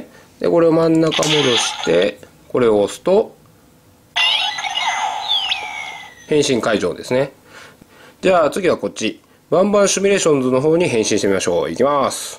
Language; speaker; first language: Japanese; native; Japanese